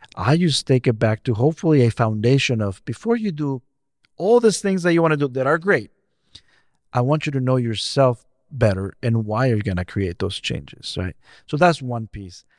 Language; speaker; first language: English; non-native, fluent; Spanish